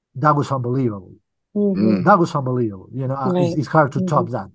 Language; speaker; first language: English; early bilingual, other home language; Spanish